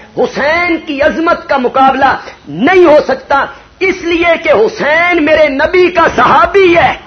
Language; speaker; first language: Urdu; non-native, local second language; Punjabi